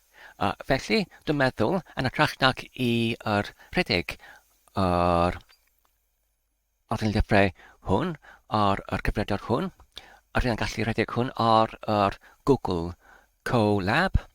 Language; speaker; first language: Welsh; non-native, learner; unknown